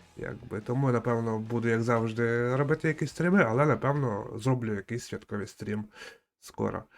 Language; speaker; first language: Ukrainian; non-native, local second language; Russian